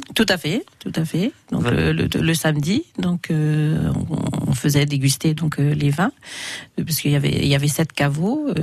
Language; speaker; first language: French; native; French